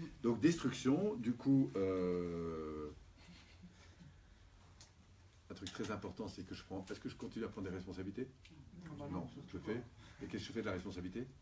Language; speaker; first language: French; native; French